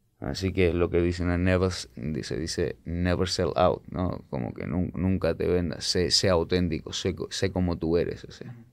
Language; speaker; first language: Spanish; non-native, fluent; Georgian